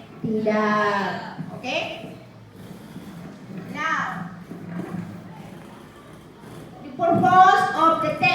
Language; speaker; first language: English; non-native, learner; Indonesian